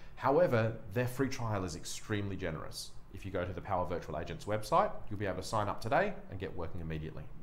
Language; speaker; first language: English; native; English